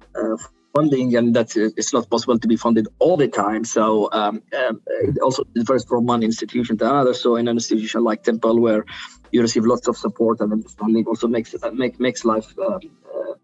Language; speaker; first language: English; non-native, fluent; Arabic